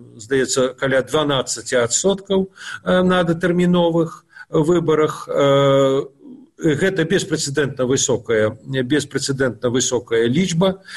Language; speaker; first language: Belarusian; non-native, local second language; Russian